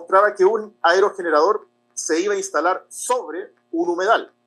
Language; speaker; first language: Spanish; native; Spanish